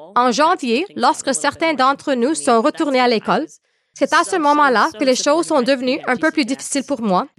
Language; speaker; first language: French; native; French